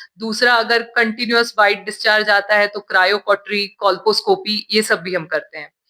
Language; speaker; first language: Hindi; native; Hindi